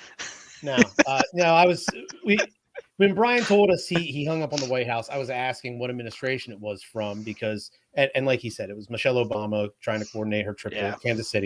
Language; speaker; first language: English; native; English